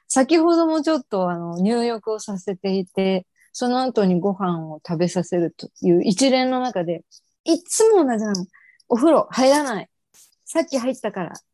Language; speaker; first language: Japanese; native; Japanese